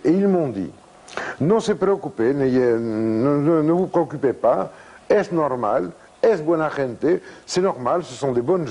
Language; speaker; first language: French; native; French